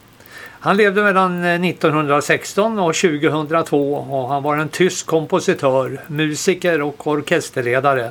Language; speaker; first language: Swedish; native; Swedish